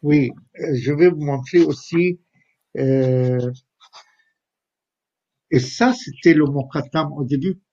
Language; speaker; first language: French; non-native, fluent; Arabic